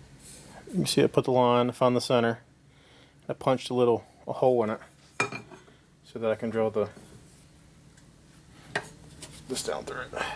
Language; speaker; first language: English; native; English